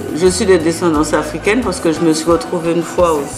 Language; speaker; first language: French; native; French